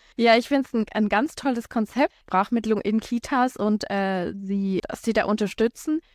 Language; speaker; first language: German; native; German